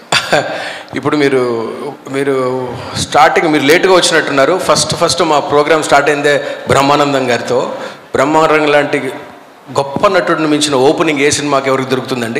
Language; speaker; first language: Telugu; native; Telugu